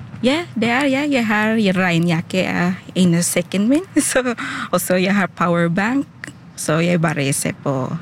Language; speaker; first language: Norwegian; non-native, learner; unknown